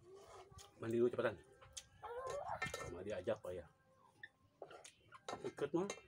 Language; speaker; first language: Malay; non-native, local second language; Sundanese